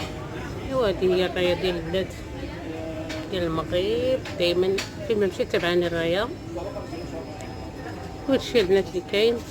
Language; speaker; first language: Arabic; native; Arabic